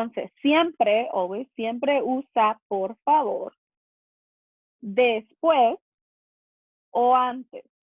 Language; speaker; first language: Spanish; non-native, fluent; English